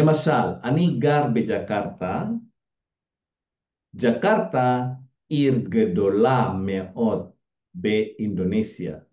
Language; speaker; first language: Hebrew; non-native, learner; Indonesian